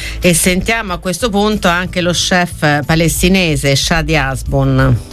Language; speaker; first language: Italian; native; Italian